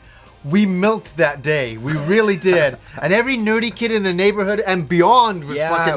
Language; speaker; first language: English; native; English